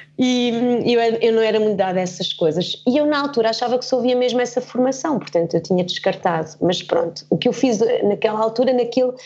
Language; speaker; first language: Portuguese; early bilingual, heritage; Portuguese